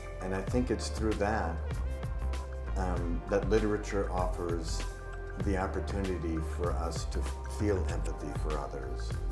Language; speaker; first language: English; native; English